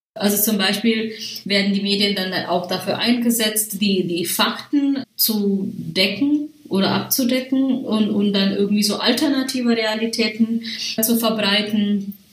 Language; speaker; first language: German; non-native, fluent; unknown